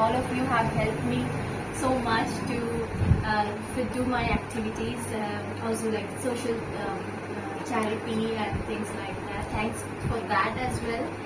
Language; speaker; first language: English; non-native, local second language; Bangla